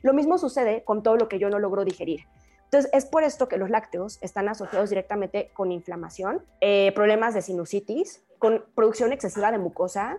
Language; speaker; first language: Spanish; native; Spanish